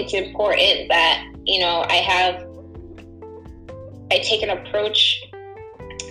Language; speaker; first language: English; native; English